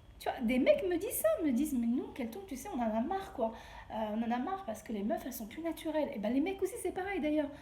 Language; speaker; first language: French; early bilingual, other home language; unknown